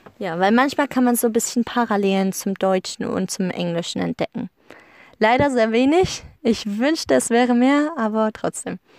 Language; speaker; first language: German; native; German